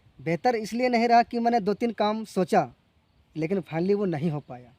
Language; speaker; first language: Hindi; native; Hindi